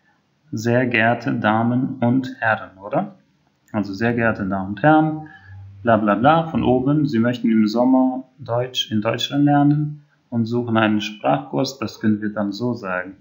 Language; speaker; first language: German; non-native, fluent; Albanian